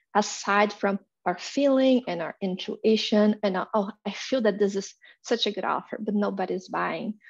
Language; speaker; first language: English; non-native, fluent; Portuguese